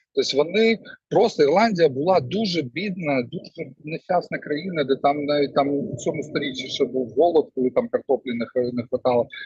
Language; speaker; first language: Ukrainian; non-native, local second language; Russian